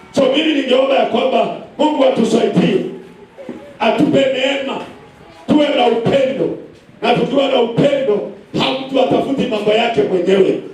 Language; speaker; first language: Swahili; non-native, local second language; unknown